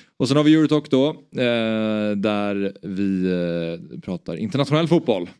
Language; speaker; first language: Swedish; native; Swedish